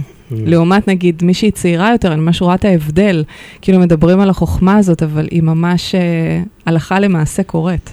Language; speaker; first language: Hebrew; native; Hebrew